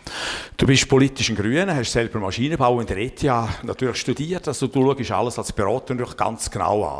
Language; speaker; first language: German; native; German